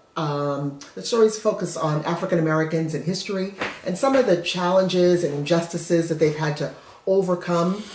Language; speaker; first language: English; native; English